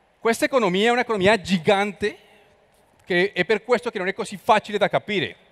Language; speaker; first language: Italian; non-native, learner; Spanish